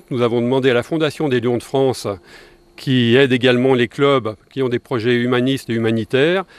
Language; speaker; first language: French; native; French